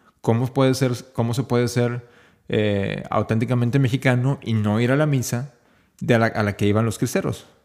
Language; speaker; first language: Spanish; native; Spanish